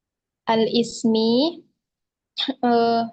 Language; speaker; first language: Arabic; non-native, learner; Indonesian